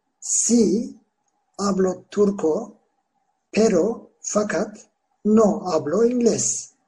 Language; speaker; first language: Spanish; non-native, fluent; Turkish